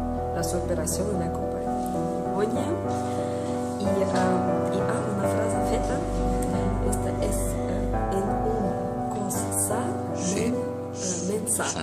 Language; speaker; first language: Catalan; non-native, learner; Estonian